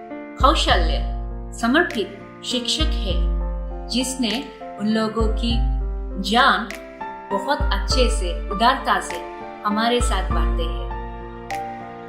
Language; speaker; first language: Hindi; non-native, fluent; Sinhala